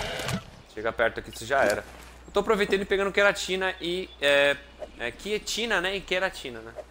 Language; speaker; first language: Portuguese; native; Portuguese